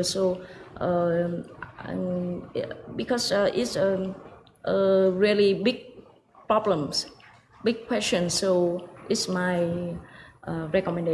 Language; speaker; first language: English; non-native, fluent; Vietnamese